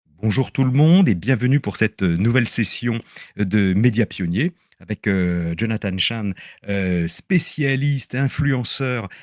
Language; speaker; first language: French; native; French